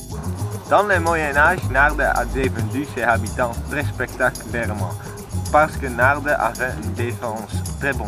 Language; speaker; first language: French; non-native, learner; Dutch